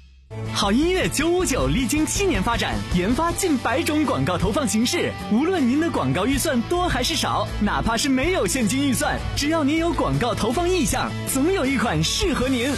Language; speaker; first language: Chinese; native; Chinese